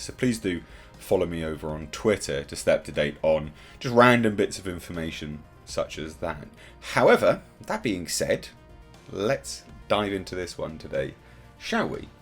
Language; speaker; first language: English; native; English